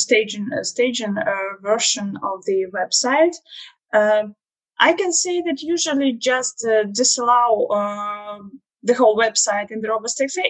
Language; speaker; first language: English; non-native, learner; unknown